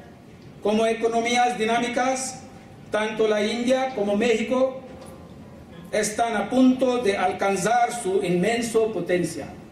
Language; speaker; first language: Spanish; non-native, learner; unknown